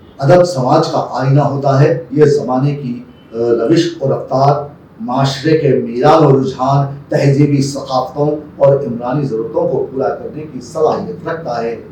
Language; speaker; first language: Urdu; native; Urdu